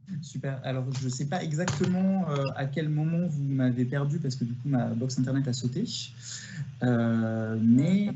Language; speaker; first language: French; native; French